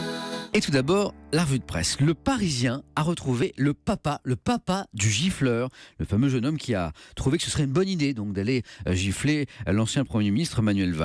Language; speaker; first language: French; native; French